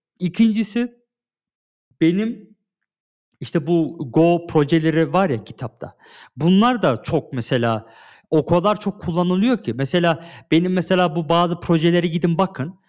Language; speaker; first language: Turkish; early bilingual, heritage; Turkish